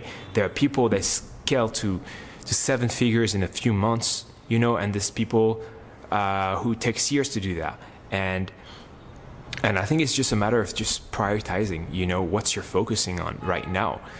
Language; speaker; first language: English; non-native, fluent; French